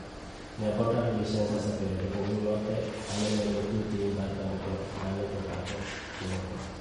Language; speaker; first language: Italian; non-native, learner; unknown